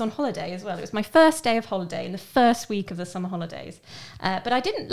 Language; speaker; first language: English; native; English